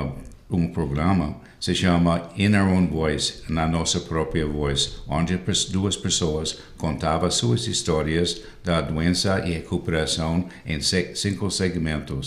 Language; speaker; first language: Portuguese; non-native, fluent; English